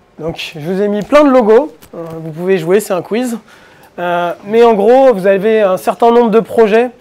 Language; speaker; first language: French; native; French